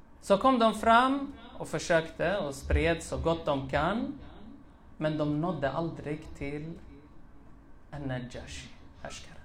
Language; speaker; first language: Swedish; early bilingual, other home language; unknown